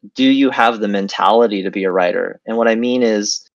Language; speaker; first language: English; native; English